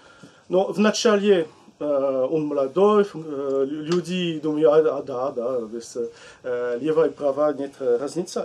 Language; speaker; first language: Russian; non-native, learner; French